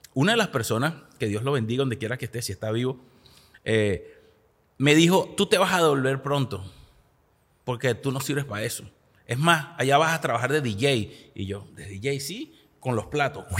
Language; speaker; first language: Spanish; native; Spanish